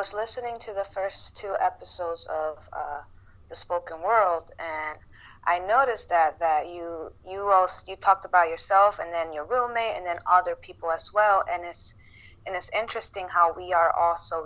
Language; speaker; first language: English; non-native, fluent; Spanish